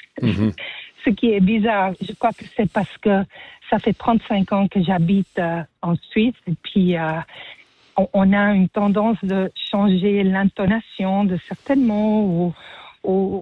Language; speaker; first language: French; non-native, fluent; Spanish